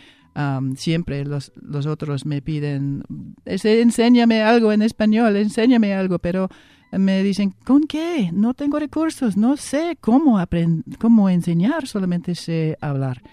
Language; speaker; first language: Spanish; non-native, fluent; English